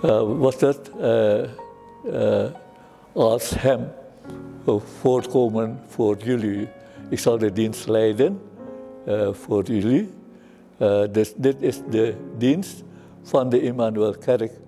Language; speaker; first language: Dutch; non-native, fluent; Indonesian